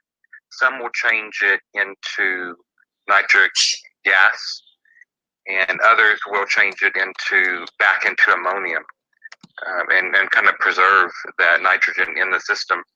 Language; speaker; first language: English; native; English